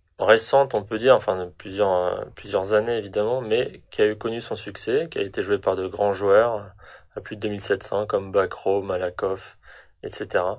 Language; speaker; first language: French; native; French